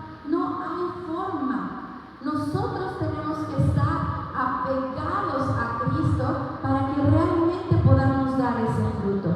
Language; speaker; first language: Spanish; native; Spanish